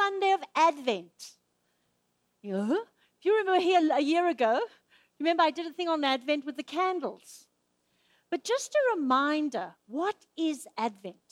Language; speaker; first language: English; native; English